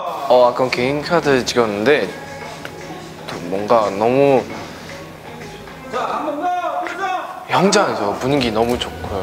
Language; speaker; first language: Korean; non-native, learner; Chinese